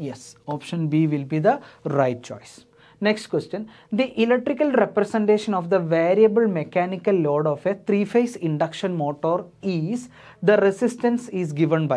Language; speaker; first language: English; non-native, local second language; Malayalam